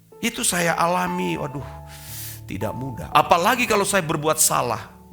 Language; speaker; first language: Indonesian; native; Indonesian